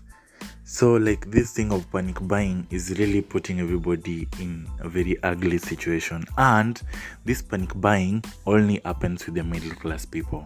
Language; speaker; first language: English; non-native, local second language; Swahili